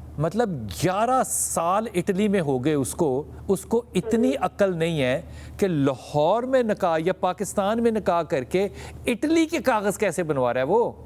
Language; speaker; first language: Urdu; native; Urdu